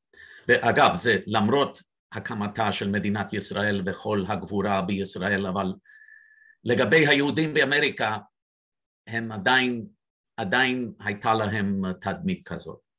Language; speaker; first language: Hebrew; non-native, fluent; English